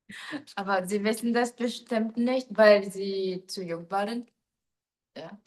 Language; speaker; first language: German; non-native, fluent; Japanese